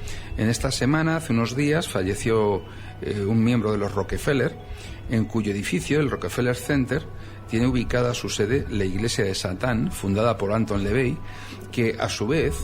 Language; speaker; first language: Spanish; native; Spanish